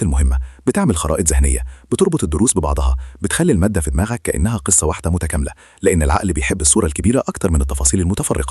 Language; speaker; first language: Arabic; native; Arabic